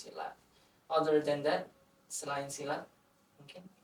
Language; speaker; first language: English; non-native, fluent; Indonesian